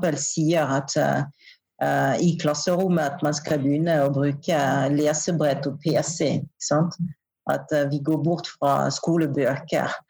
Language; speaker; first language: Norwegian; non-native, fluent; French